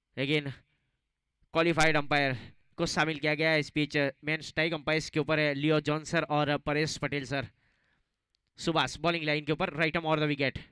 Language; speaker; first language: Hindi; non-native, local second language; Gujarati